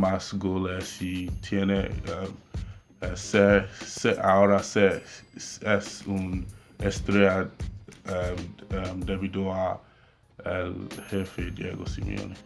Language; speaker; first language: Spanish; non-native, learner; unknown